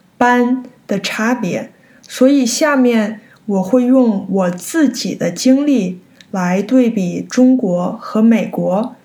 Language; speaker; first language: Chinese; early bilingual, heritage; Chinese